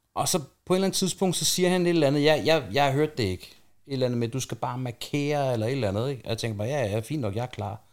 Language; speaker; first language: Danish; early bilingual, other home language; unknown